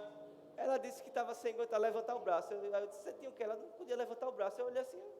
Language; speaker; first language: Portuguese; native; Portuguese